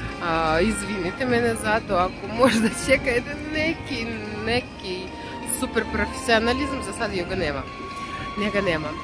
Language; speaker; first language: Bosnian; non-native, learner; Russian